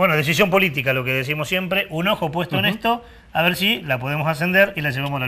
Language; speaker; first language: Spanish; native; Spanish